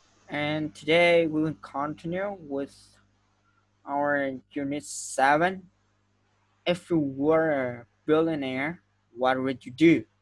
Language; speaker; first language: English; non-native, fluent; Vietnamese